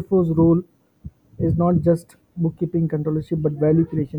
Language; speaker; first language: English; non-native, local second language; Hindi